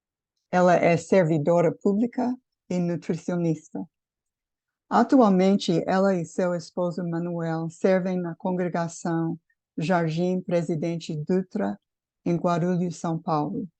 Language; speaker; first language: Portuguese; non-native, fluent; English